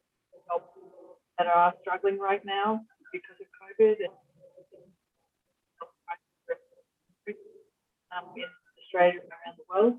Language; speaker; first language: English; native; English